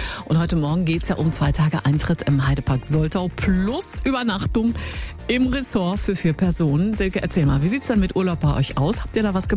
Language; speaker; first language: German; native; German